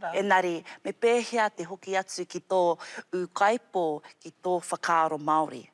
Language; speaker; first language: Māori; native; Māori